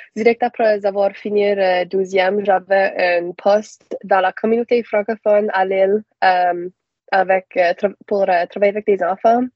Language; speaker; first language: French; non-native, local second language; English